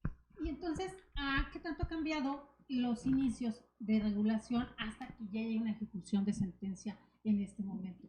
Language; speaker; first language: Spanish; native; Spanish